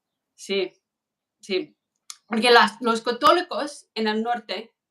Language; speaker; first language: Spanish; non-native, fluent; English